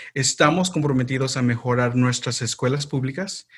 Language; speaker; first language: Spanish; early bilingual, heritage; Spanish